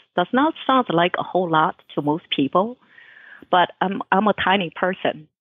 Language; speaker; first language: English; non-native, fluent; Chinese